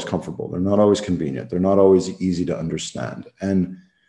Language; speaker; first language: English; native; English